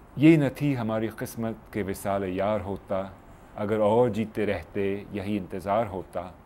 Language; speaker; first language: Urdu; non-native, fluent; English